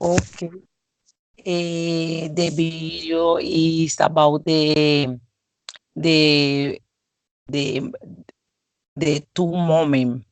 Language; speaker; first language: English; non-native, learner; Spanish